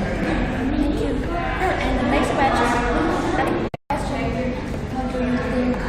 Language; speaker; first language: English; non-native, learner; Vietnamese